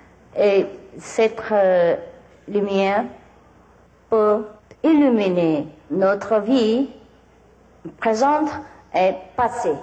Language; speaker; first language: French; non-native, learner; Vietnamese